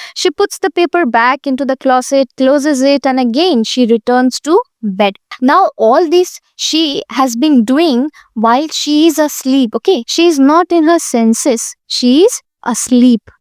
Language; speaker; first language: English; non-native, local second language; Hindi